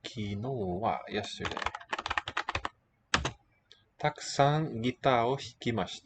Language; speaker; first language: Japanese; non-native, learner; English